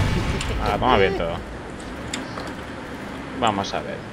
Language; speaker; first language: Spanish; native; Spanish